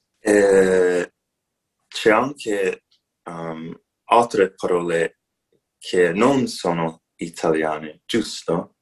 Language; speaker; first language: Italian; non-native, learner; English